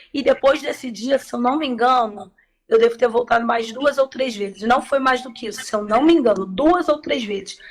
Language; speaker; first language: Portuguese; native; Portuguese